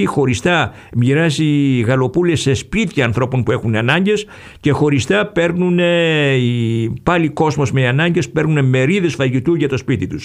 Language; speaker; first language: Greek; native; Greek